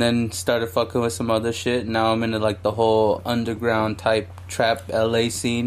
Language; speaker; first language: English; native; English